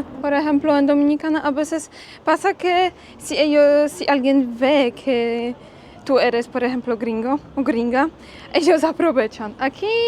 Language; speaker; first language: Spanish; non-native, fluent; Polish